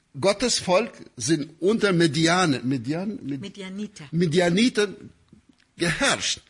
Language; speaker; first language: German; non-native, fluent; Albanian